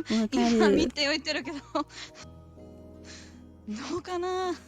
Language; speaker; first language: Japanese; non-native, learner; English